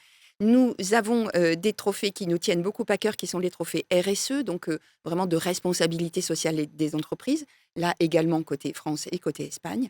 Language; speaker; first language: French; native; French